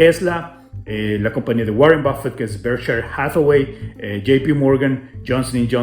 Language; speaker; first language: Spanish; native; Spanish